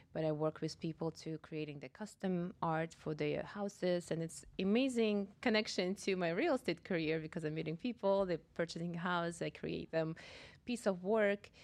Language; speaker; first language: English; non-native, fluent; Russian